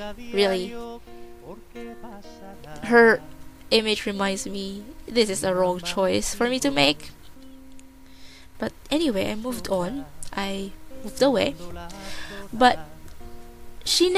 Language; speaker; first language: English; non-native, local second language; Filipino